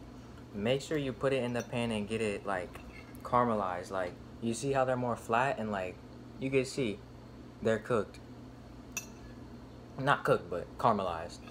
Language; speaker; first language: English; native; English